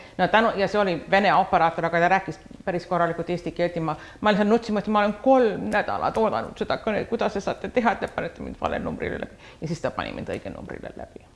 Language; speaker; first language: Estonian; early bilingual, heritage; Estonian